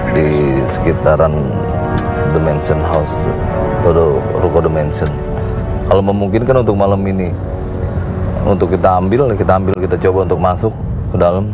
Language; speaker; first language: Indonesian; native; Indonesian